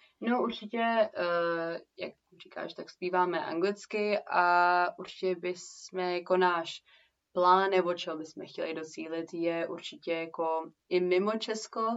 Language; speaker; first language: Czech; early bilingual, heritage; Czech